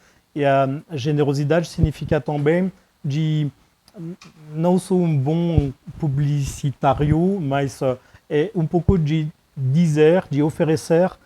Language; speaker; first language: Portuguese; non-native, fluent; French